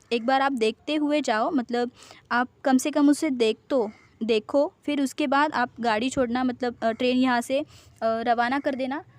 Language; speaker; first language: Hindi; non-native, local second language; Marathi